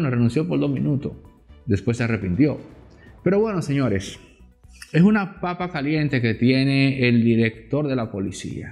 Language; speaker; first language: Spanish; native; Spanish